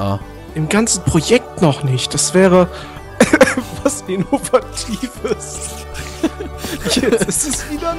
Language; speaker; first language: German; native; German